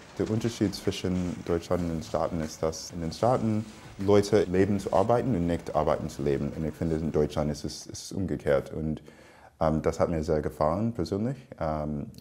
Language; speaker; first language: German; non-native, fluent; English